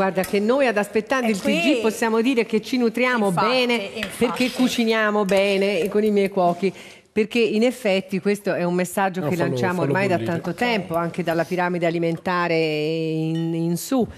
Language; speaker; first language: Italian; native; Italian